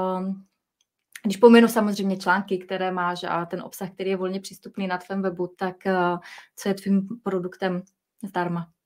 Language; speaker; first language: Czech; native; Czech